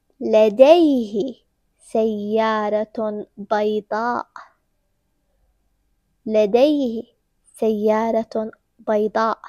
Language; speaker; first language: Arabic; non-native, fluent; English